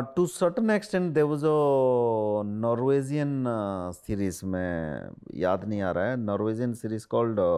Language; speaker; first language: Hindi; non-native, local second language; Odia